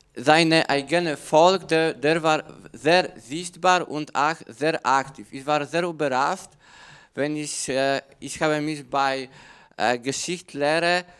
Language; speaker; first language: German; non-native, learner; Polish